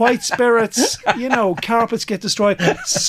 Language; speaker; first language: English; native; English